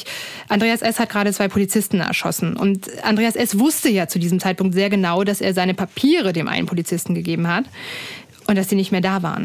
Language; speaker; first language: German; native; German